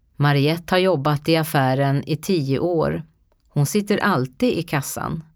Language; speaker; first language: Swedish; native; Swedish